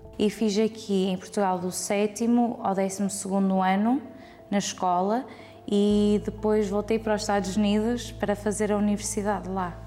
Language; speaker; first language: Portuguese; early bilingual, heritage; English